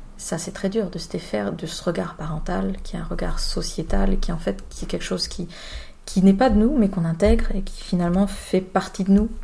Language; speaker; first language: French; native; French